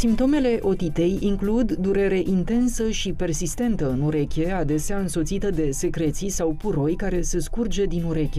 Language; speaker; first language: Romanian; native; Romanian